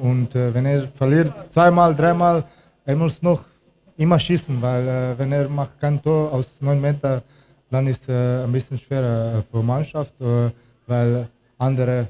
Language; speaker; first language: German; non-native, learner; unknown